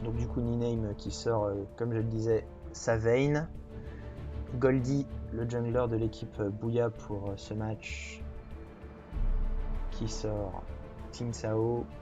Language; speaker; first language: French; native; French